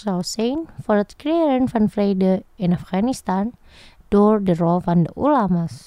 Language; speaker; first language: Dutch; non-native, fluent; Indonesian